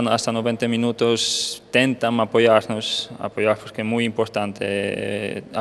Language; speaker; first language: Spanish; non-native, learner; Polish